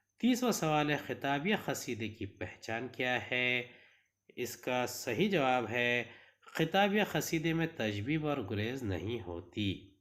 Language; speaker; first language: Urdu; native; Urdu